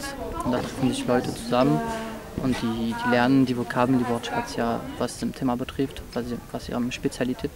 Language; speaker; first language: German; non-native, fluent; French